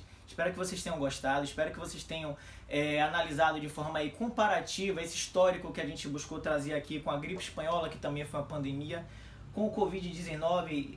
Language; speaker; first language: Portuguese; native; Portuguese